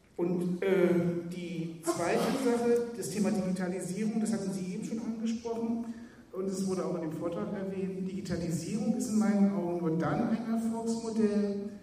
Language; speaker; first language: German; native; German